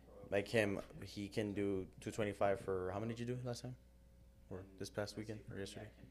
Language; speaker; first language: English; early bilingual, other home language; Spanish